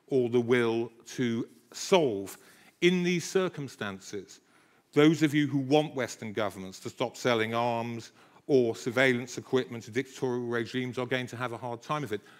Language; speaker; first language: English; native; English